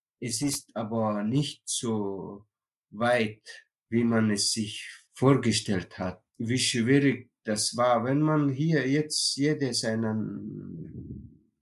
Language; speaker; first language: German; non-native, learner; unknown